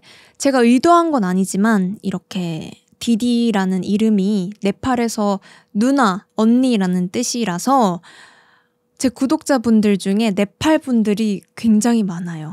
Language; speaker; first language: Korean; native; Korean